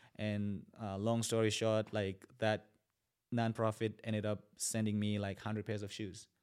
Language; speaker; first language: English; non-native, local second language; Shona